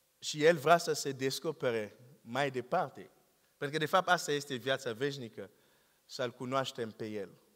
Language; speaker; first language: Romanian; non-native, fluent; English